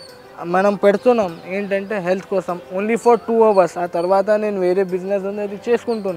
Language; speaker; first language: Telugu; non-native, local second language; Urdu